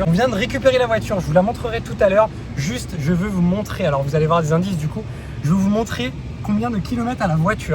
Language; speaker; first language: French; native; French